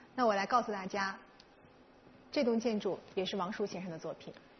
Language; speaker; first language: Chinese; native; Chinese